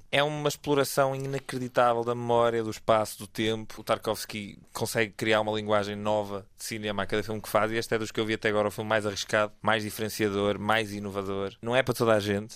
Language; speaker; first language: Portuguese; native; Portuguese